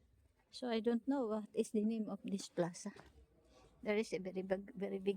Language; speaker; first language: English; non-native, learner; Filipino